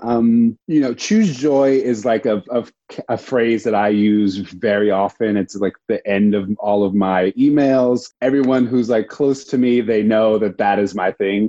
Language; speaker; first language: English; native; English